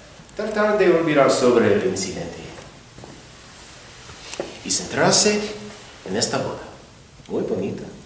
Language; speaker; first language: Spanish; non-native, learner; English